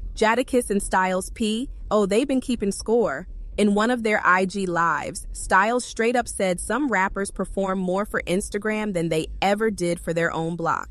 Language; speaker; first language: English; native; English